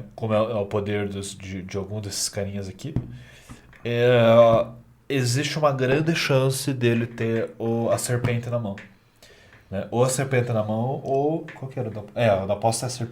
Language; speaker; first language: Portuguese; native; Portuguese